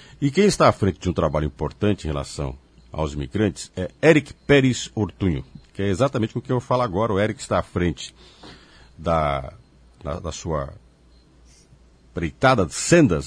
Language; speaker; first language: Portuguese; native; Portuguese